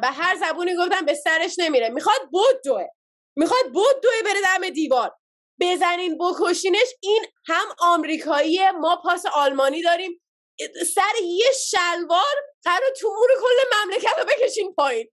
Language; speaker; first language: Persian; early bilingual, heritage; Persian